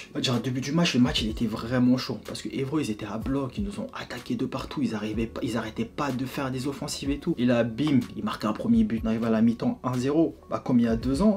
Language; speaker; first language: French; native; French